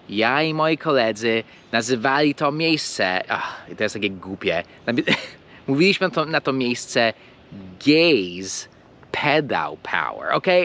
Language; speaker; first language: Polish; early bilingual, heritage; English